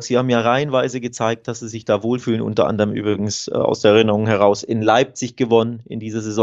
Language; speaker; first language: German; native; German